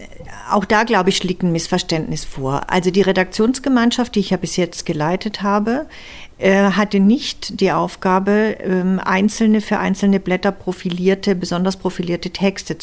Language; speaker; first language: German; native; German